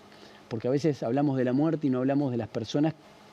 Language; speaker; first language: Spanish; native; Spanish